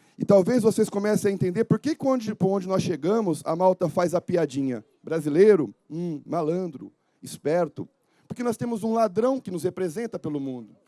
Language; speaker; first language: Portuguese; native; Portuguese